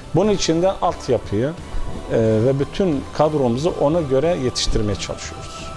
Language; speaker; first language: Turkish; early bilingual, heritage; Arabic